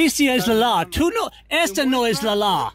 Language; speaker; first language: Spanish; non-native, learner; English